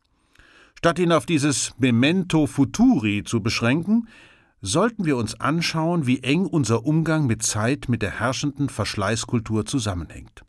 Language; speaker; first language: German; native; German